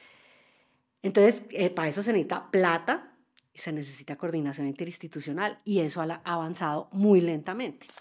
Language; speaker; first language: Spanish; native; Spanish